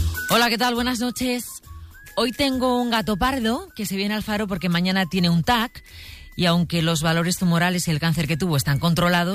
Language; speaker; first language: Spanish; native; Spanish